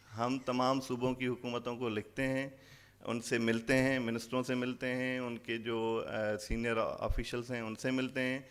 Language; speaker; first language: Urdu; non-native, local second language; Sindhi